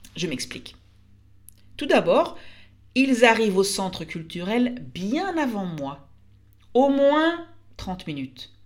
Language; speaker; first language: French; native; French